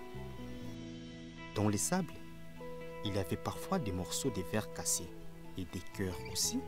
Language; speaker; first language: French; non-native, local second language; Lingala